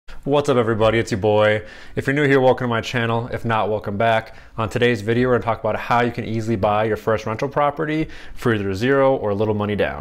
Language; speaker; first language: English; native; English